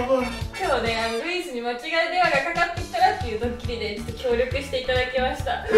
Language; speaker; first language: Japanese; native; Japanese